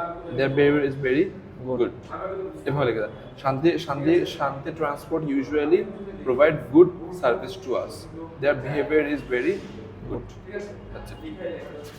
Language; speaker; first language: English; non-native, local second language; Bangla